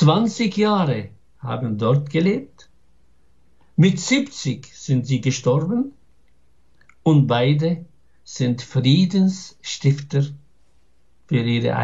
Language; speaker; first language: German; non-native, fluent; Arabic